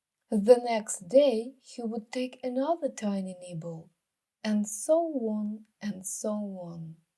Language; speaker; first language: English; non-native, fluent; Ukrainian